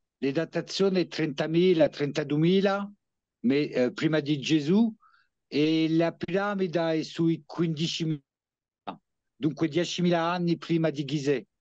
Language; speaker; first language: Italian; early bilingual, heritage; French